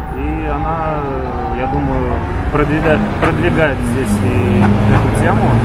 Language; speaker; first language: Russian; native; Russian